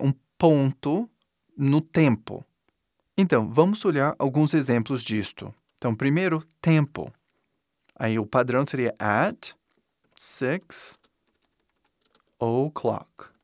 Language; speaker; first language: Portuguese; non-native, fluent; English